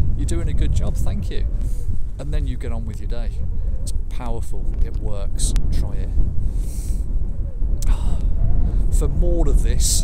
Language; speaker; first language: English; native; English